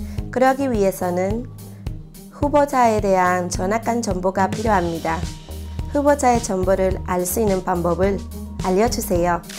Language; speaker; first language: Korean; non-native, fluent; Spanish